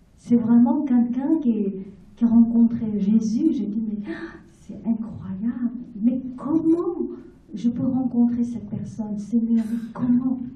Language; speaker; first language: French; non-native, fluent; Vietnamese